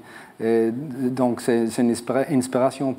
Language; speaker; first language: French; non-native, learner; Swedish